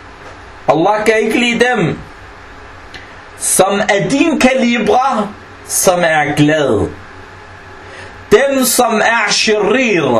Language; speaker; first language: Danish; non-native, fluent; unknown